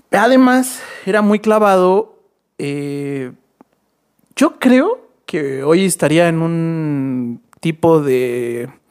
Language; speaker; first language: Spanish; native; Spanish